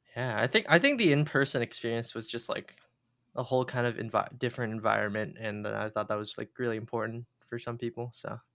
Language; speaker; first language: English; early bilingual, other home language; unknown